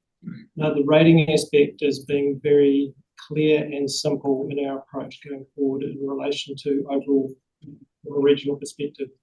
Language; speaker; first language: English; native; English